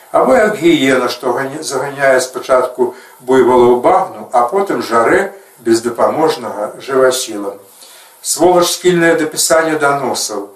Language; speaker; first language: Belarusian; native; Belarusian